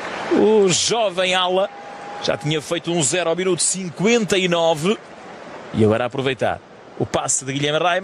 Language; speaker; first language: Portuguese; native; Portuguese